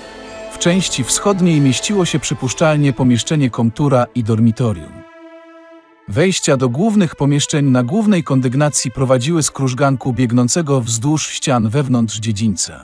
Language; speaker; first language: Polish; native; Polish